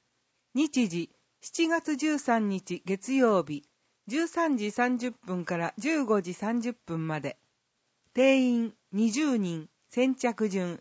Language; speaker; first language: Japanese; native; Japanese